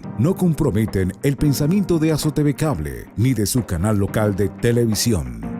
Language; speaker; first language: Spanish; native; Spanish